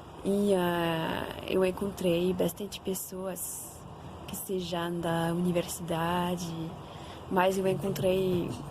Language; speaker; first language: Portuguese; non-native, fluent; French